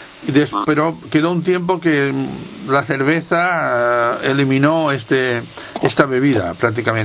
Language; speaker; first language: Spanish; non-native, local second language; Catalan